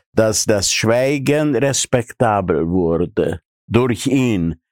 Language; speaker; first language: German; non-native, fluent; Hungarian